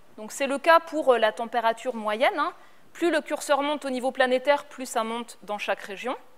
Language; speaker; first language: French; native; French